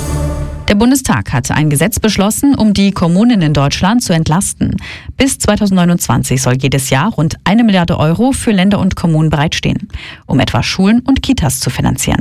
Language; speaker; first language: German; native; German